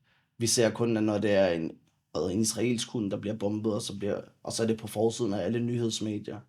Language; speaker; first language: Danish; early bilingual, other home language; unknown